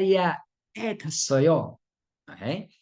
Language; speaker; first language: Korean; non-native, fluent; Russian